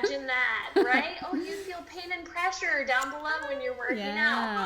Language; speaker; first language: English; native; English